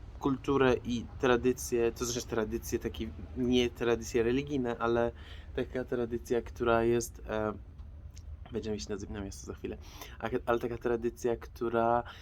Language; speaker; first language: Polish; non-native, fluent; Persian